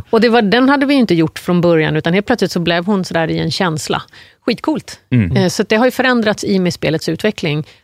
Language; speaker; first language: Swedish; non-native, fluent; English